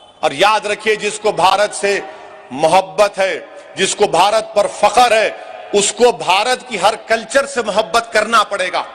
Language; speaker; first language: Urdu; native; Urdu